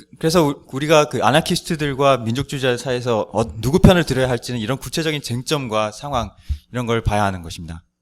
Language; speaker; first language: Korean; native; Korean